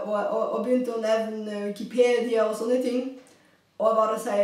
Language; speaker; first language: Norwegian; non-native, fluent; Bulgarian